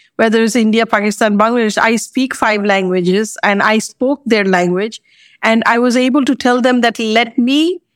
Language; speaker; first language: English; non-native, local second language; Bangla